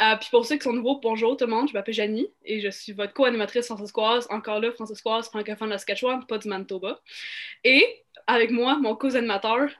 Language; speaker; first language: French; native; French